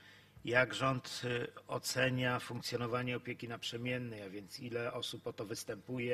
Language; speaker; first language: Polish; native; Polish